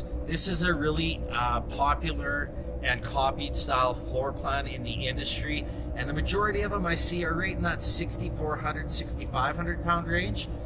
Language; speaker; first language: English; native; English